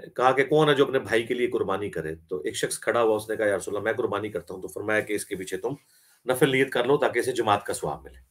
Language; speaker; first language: Urdu; non-native, local second language; Punjabi